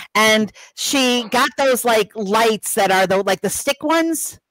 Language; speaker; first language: English; native; English